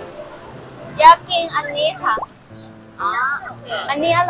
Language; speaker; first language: Thai; non-native, fluent; Japanese